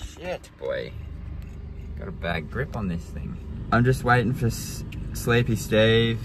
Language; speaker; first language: English; native; English